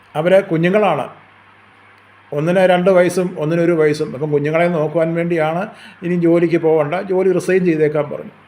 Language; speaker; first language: Malayalam; native; Malayalam